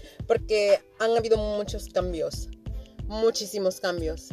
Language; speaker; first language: Spanish; early bilingual, heritage; Spanish